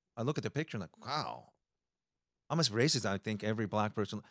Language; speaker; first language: English; early bilingual, other home language; Japanese